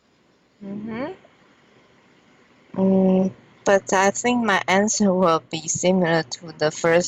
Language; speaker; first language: English; non-native, learner; Chinese